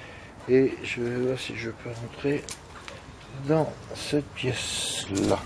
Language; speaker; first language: French; native; French